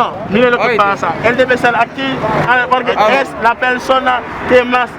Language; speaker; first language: Spanish; non-native, learner; Haitian Creole